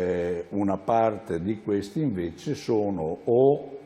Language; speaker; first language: Italian; native; Italian